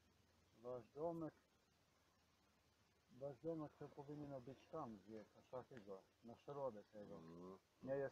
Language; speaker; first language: Polish; non-native, learner; Croatian